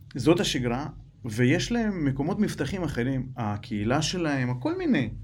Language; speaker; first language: Hebrew; non-native, fluent; Russian